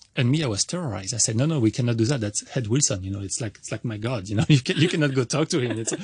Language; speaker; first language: English; non-native, fluent; French